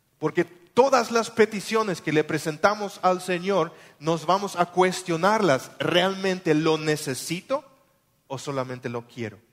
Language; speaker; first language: Spanish; non-native, local second language; German